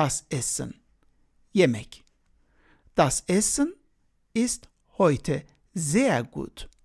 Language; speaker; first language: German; non-native, fluent; Turkish